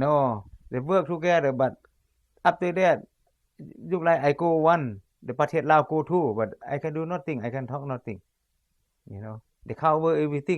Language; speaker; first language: English; non-native, learner; Lao